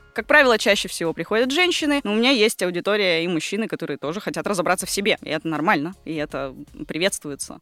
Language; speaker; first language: Russian; native; Russian